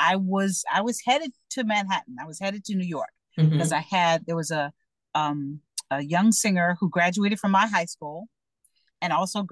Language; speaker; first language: English; native; English